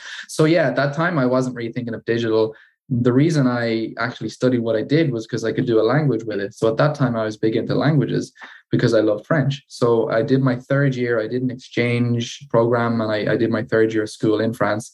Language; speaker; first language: English; native; English